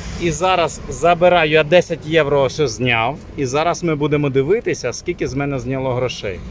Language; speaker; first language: Ukrainian; native; Ukrainian